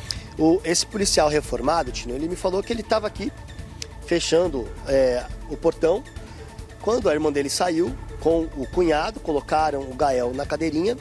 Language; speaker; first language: Portuguese; native; Portuguese